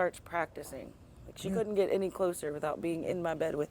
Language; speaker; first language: English; native; English